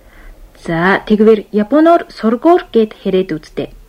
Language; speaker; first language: Mongolian; non-native, fluent; Japanese